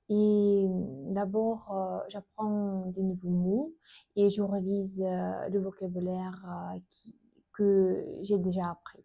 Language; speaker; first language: French; non-native, learner; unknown